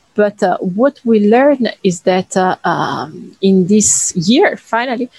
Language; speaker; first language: English; non-native, fluent; Italian